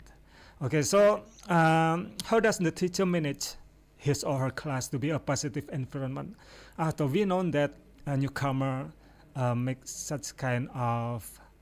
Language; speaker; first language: English; non-native, fluent; Indonesian